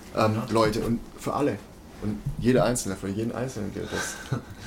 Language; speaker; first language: German; native; German